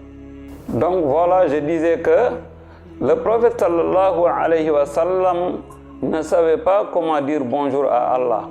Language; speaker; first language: French; non-native, local second language; Wolof